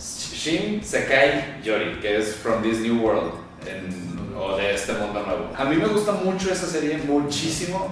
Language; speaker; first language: Spanish; native; Spanish